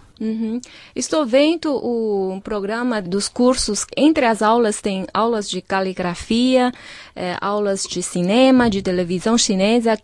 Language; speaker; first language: Portuguese; non-native, fluent; Chinese